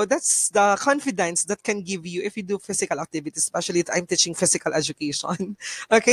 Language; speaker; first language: English; non-native, local second language; Bikol